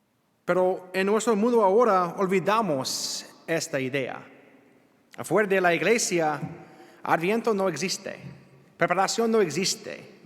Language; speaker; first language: Spanish; non-native, learner; English